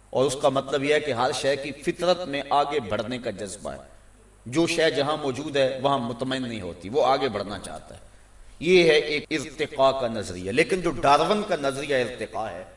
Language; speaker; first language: Urdu; native; Urdu